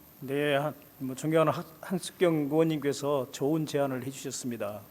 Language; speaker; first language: Korean; native; Korean